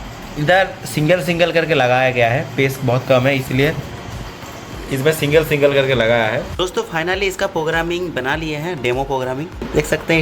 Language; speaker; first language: Hindi; non-native, local second language; Odia